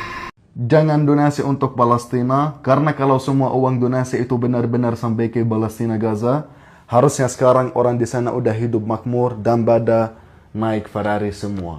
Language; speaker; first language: Indonesian; non-native, fluent; Arabic